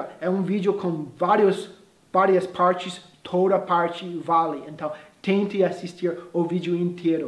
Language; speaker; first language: Portuguese; non-native, fluent; English